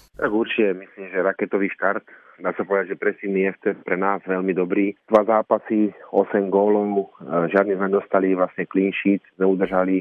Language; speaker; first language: Slovak; native; Slovak